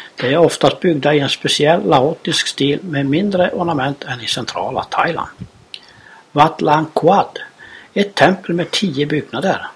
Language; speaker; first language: Swedish; native; Swedish